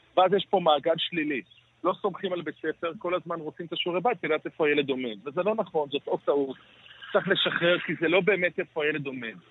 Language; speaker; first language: Hebrew; native; Hebrew